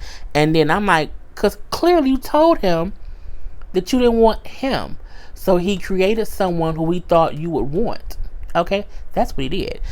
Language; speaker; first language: English; native; English